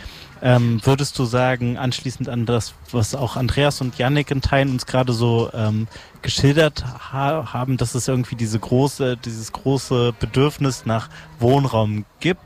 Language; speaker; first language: German; native; German